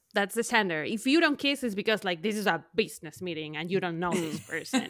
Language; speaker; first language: English; non-native, fluent; Spanish